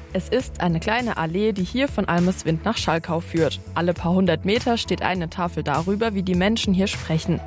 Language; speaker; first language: German; native; German